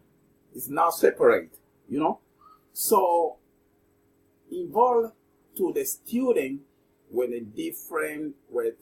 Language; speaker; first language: English; non-native, learner; Spanish